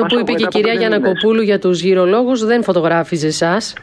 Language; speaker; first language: Greek; native; Greek